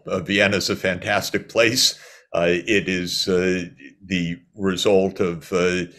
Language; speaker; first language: English; native; English